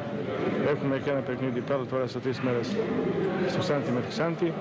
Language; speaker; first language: Greek; non-native, learner; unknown